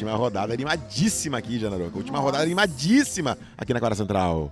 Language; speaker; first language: Portuguese; native; Portuguese